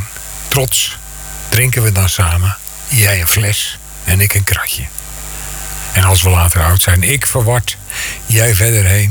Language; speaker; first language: Dutch; native; Dutch